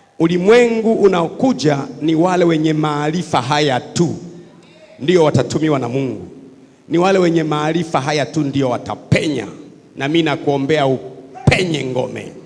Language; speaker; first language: Swahili; native; Swahili